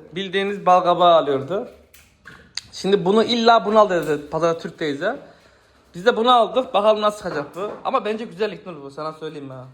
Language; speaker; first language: Turkish; native; Turkish